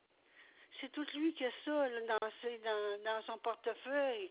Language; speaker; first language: French; native; French